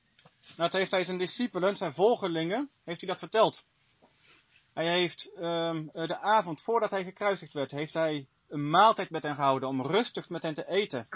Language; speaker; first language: Dutch; native; Dutch